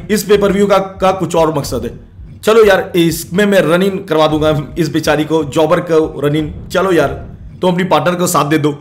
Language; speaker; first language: Hindi; native; Hindi